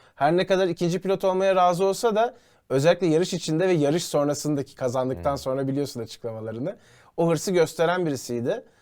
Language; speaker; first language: Turkish; native; Turkish